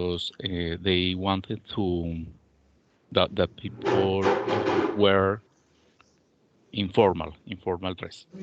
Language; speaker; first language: English; non-native, learner; Spanish